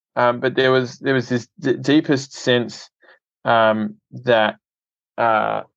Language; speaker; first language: English; native; English